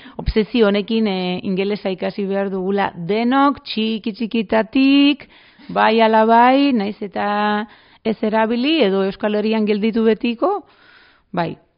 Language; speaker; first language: Basque; non-native, fluent; Greek